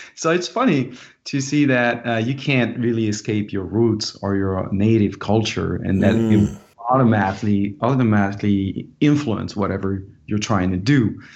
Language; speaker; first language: English; non-native, fluent; French